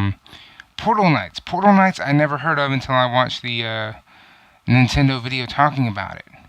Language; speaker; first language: English; native; English